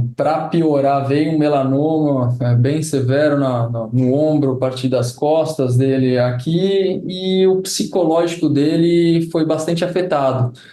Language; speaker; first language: Portuguese; native; Portuguese